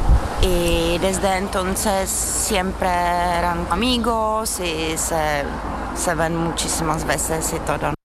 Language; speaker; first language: Spanish; non-native, fluent; Czech